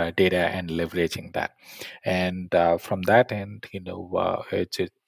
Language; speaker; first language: English; non-native, local second language; Tamil